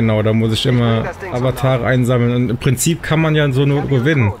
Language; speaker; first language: German; native; German